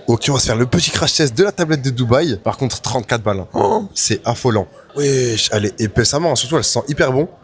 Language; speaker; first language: French; native; French